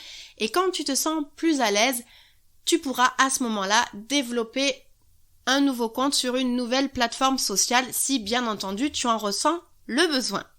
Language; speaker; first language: French; native; French